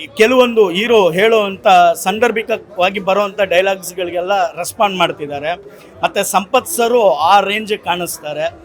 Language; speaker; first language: Kannada; native; Kannada